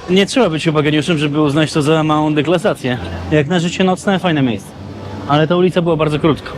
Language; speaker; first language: Polish; native; Polish